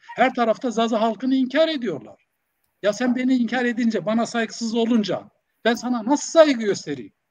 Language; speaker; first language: Turkish; non-native, local second language; Zaza